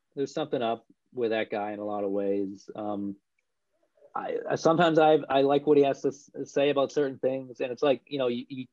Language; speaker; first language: English; native; English